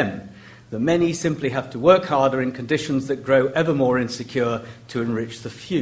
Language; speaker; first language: English; native; English